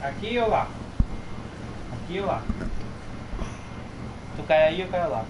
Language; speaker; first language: Portuguese; native; Portuguese